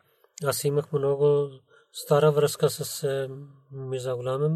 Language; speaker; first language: Bulgarian; non-native, learner; Urdu